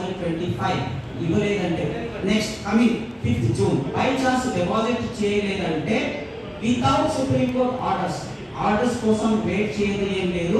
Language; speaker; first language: Telugu; non-native, local second language; Urdu